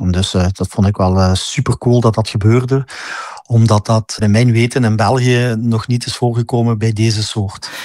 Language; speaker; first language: Dutch; native; Dutch